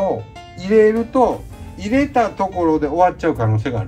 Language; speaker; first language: Japanese; native; Japanese